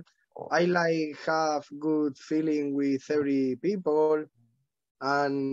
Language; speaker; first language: English; non-native, learner; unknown